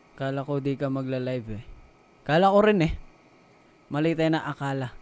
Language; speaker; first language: Filipino; non-native, local second language; Cebuano